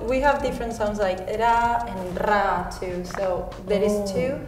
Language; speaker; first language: English; non-native, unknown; Spanish